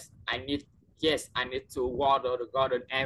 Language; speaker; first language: English; non-native, learner; Vietnamese